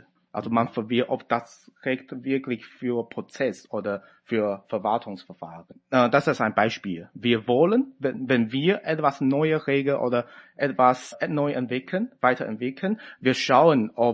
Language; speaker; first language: German; non-native, fluent; Chinese